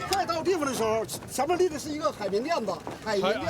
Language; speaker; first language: Chinese; native; Chinese